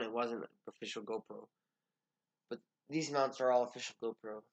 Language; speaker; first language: English; native; English